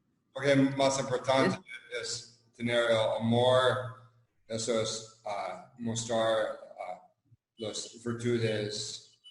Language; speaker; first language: Spanish; non-native, fluent; English